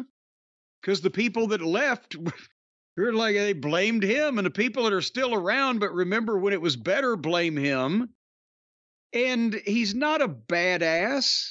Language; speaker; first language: English; native; English